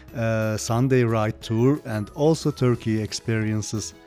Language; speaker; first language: English; non-native, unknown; Turkish